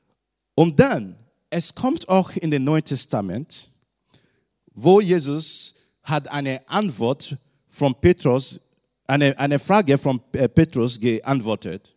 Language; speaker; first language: German; non-native, learner; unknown